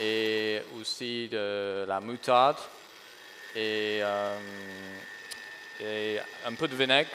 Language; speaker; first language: French; non-native, fluent; English